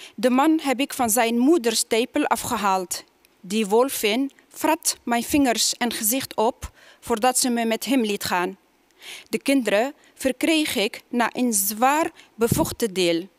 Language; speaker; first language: Dutch; non-native, fluent; Arabic